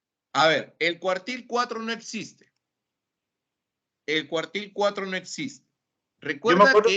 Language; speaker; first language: Spanish; native; Spanish